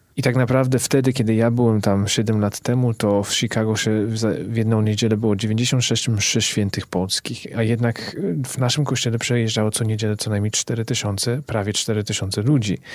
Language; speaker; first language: Polish; early bilingual, heritage; Polish